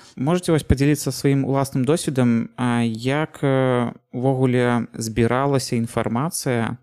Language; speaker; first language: Belarusian; native; Belarusian